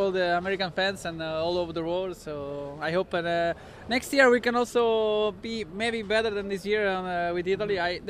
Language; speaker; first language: English; non-native, fluent; Italian